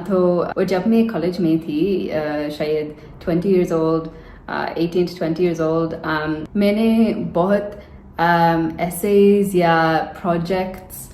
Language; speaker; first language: Hindi; non-native, learner; English